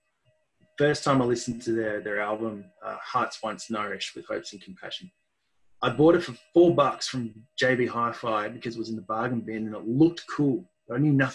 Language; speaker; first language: English; native; English